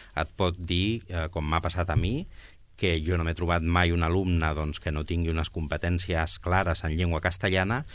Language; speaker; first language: Catalan; non-native, local second language; Spanish